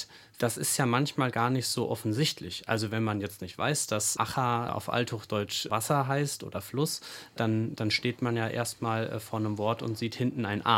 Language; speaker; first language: German; native; German